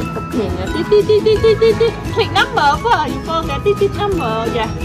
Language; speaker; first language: English; non-native, learner; Khmer